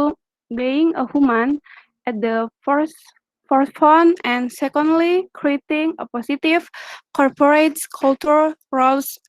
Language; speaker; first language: English; non-native, learner; Indonesian